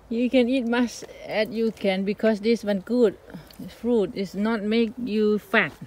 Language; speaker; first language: English; non-native, learner; Thai